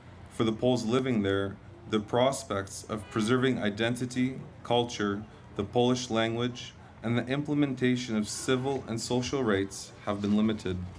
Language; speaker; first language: English; native; English